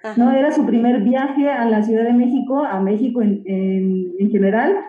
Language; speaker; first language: Spanish; native; Spanish